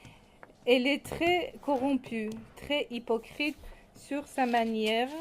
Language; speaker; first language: French; non-native, fluent; Persian